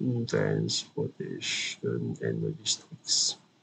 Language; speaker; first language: English; non-native, local second language; Malay